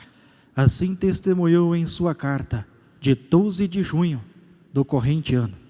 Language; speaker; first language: Portuguese; native; Portuguese